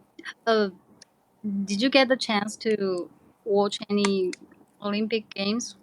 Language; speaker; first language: English; non-native, learner; Chinese